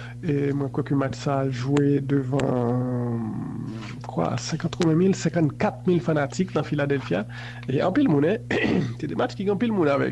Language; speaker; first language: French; non-native, local second language; Haitian Creole